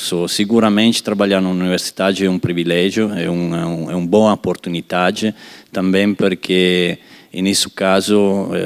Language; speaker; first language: Portuguese; non-native, fluent; Italian